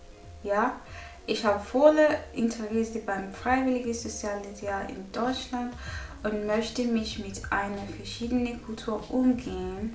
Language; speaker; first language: German; non-native, learner; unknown